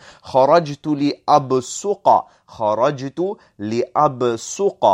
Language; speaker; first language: Arabic; non-native, fluent; English